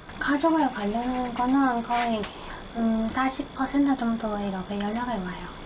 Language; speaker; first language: Korean; non-native, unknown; Vietnamese